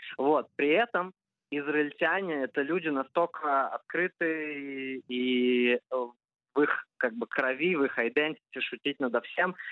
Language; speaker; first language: Russian; early bilingual, heritage; Russian